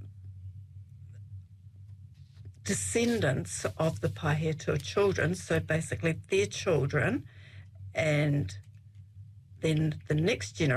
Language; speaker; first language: English; native; English